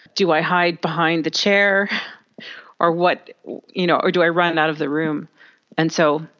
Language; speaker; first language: English; native; English